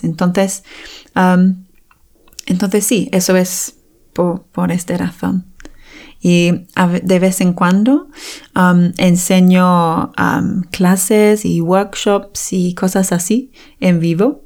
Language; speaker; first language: Spanish; non-native, fluent; English